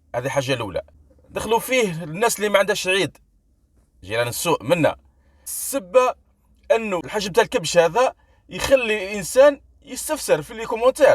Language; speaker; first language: Arabic; native; Arabic